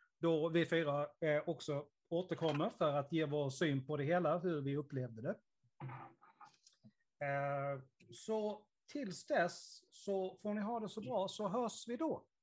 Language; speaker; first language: Swedish; native; Swedish